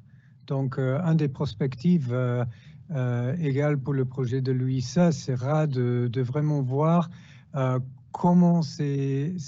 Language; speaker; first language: French; non-native, fluent; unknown